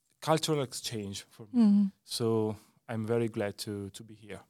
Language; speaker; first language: English; non-native, learner; Italian